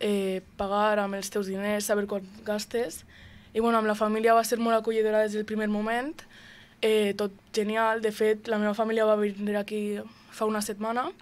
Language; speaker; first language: Catalan; early bilingual, other home language; Romanian